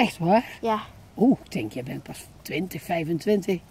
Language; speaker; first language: Dutch; native; Dutch